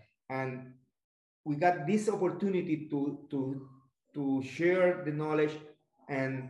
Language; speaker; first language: English; non-native, learner; Spanish